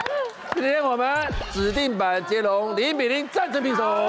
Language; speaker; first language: Chinese; native; Chinese